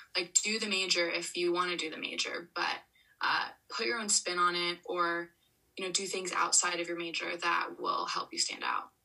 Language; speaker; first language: English; native; English